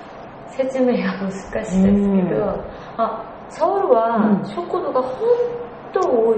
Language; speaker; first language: Japanese; non-native, learner; Korean